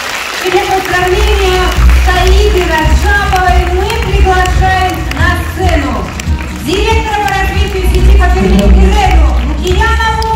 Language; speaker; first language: Russian; native; Russian